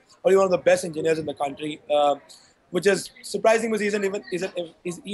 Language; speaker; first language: English; non-native, local second language; Urdu